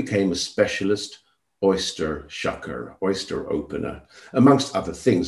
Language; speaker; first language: English; native; English